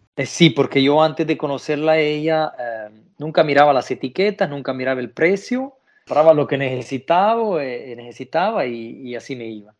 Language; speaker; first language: Spanish; native; Spanish